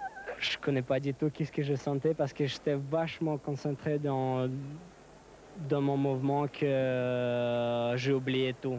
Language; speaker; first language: French; non-native, learner; Russian